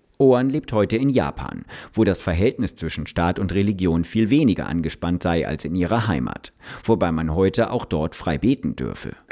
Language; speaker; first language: German; native; German